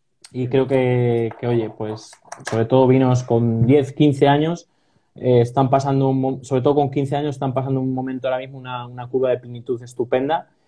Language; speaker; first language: Spanish; native; Spanish